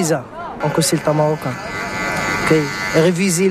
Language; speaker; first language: French; non-native, learner; Arabic